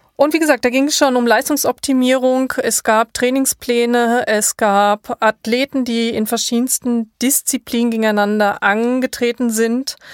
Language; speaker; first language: German; native; German